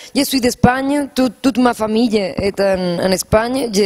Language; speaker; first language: French; non-native, learner; Spanish